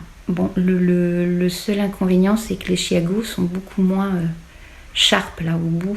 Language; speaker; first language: French; native; French